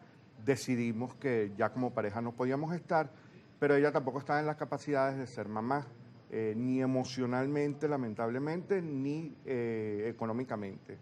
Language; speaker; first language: Spanish; native; Spanish